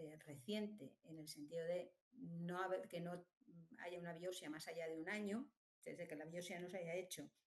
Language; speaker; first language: Spanish; native; Spanish